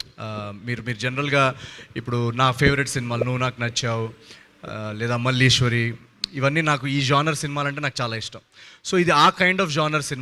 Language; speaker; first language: Telugu; native; Telugu